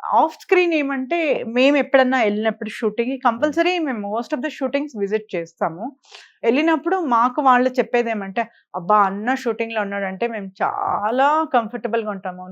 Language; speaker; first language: Telugu; native; Telugu